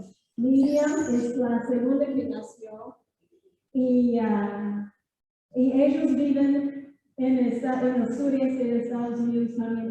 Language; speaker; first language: Spanish; non-native, fluent; English